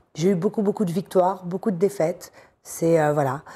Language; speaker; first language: French; native; French